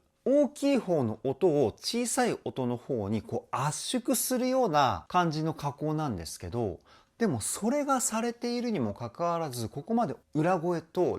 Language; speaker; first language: Japanese; native; Japanese